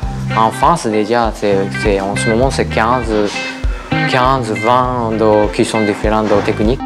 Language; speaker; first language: French; non-native, learner; Japanese